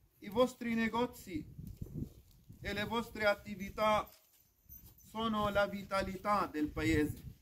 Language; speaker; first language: Italian; non-native, fluent; Arabic